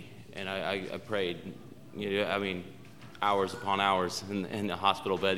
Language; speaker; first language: English; native; English